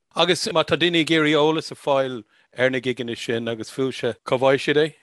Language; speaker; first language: Irish; non-native, local second language; English